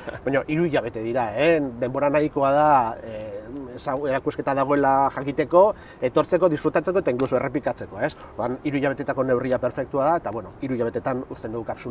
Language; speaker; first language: Basque; native; Basque